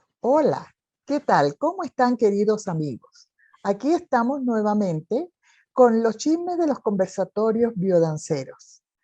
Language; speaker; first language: Spanish; native; Spanish